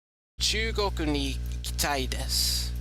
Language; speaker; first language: Japanese; non-native, learner; English